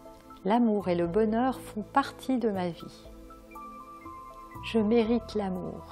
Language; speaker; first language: French; native; French